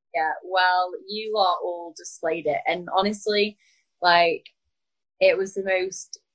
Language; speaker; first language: English; native; English